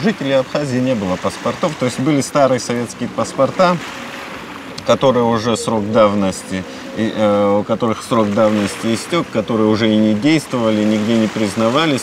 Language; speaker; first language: Russian; non-native, local second language; Abkhazian